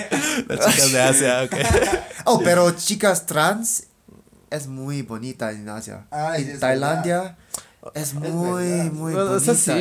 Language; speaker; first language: Spanish; non-native, learner; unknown